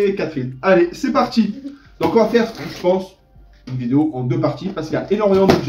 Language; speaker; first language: French; native; French